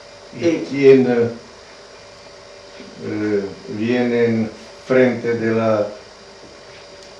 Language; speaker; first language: Spanish; non-native, learner; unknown